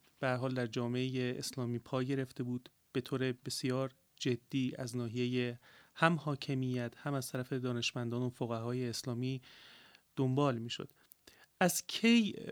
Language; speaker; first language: Persian; native; Persian